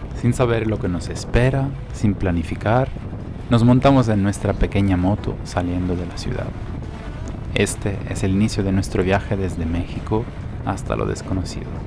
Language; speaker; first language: Spanish; non-native, fluent; Italian